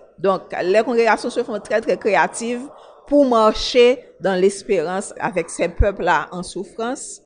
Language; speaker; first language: French; non-native, local second language; Haitian Creole